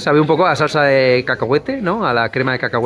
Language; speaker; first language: Spanish; native; Spanish